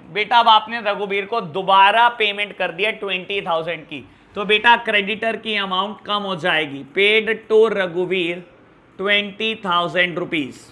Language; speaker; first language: Hindi; native; Hindi